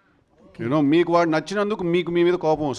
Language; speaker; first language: Telugu; native; Telugu